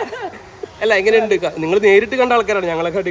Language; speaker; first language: Malayalam; native; Malayalam